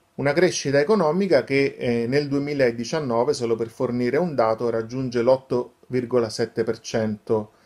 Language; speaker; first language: Italian; native; Italian